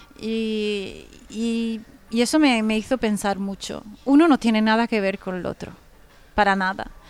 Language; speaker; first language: Spanish; non-native, fluent; Italian